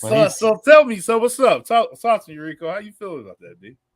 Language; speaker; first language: English; native; English